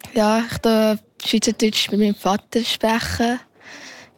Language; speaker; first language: German; early bilingual, heritage; German